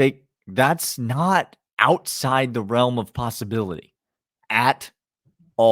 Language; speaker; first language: English; native; English